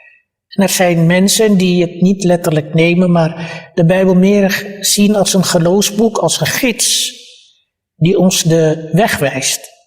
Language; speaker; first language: Dutch; early bilingual, other home language; Malay